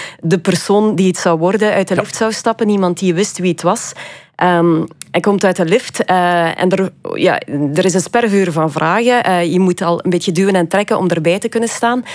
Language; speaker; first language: Dutch; native; Dutch